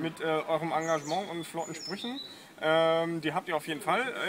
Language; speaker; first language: German; native; German